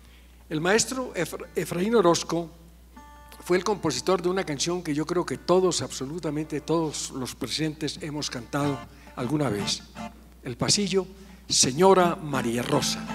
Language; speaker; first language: Spanish; native; Spanish